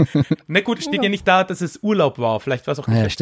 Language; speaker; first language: German; native; German